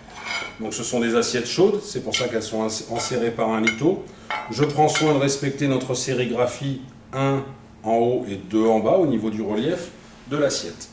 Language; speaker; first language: French; native; French